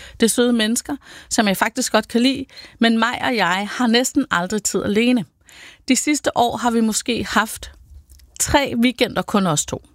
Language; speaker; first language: Danish; native; Danish